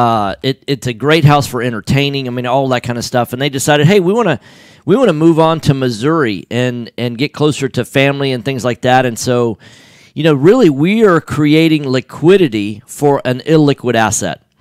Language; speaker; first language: English; native; English